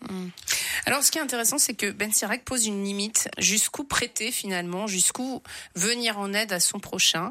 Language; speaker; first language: French; native; French